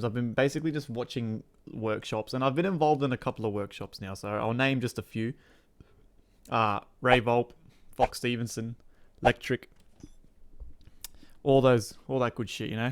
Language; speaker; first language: English; native; English